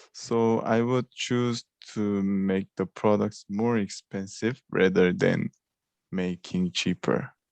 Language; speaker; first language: English; non-native, learner; Korean